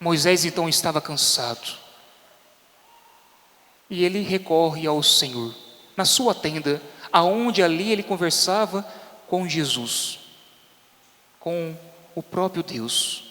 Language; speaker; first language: Portuguese; native; Portuguese